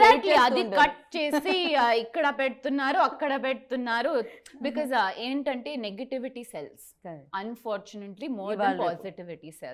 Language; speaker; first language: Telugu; non-native, learner; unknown